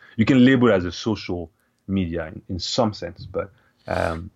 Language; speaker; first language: English; non-native, local second language; French